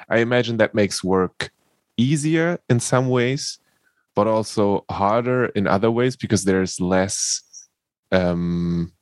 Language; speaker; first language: English; non-native, fluent; German